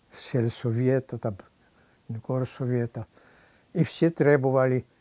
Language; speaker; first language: Russian; non-native, fluent; Polish